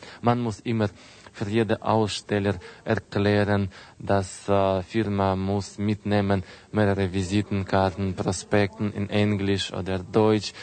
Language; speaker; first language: German; non-native, fluent; Russian